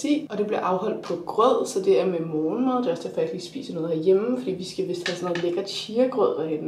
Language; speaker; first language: Danish; native; Danish